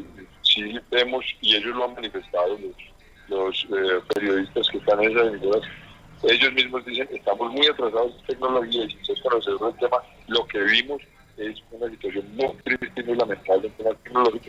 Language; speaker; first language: Spanish; native; Spanish